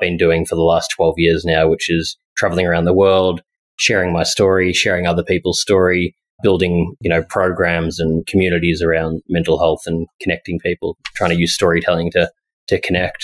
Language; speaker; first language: English; native; English